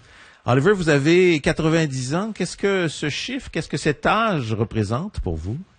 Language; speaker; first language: French; native; French